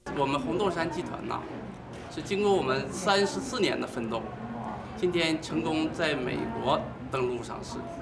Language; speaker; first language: Chinese; native; Chinese